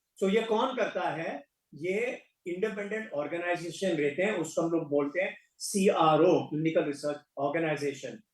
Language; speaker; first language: Hindi; non-native, local second language; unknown